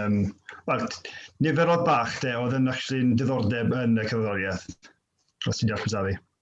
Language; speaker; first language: Welsh; native; Welsh